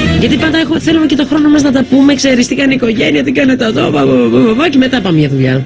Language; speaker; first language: Greek; early bilingual, heritage; Greek